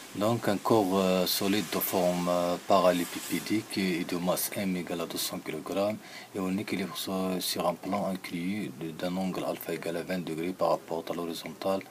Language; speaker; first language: French; non-native, local second language; Arabic